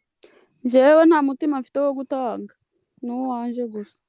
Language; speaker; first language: Kinyarwanda; native; Kinyarwanda